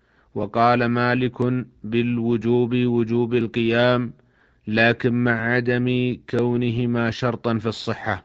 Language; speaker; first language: Arabic; native; Arabic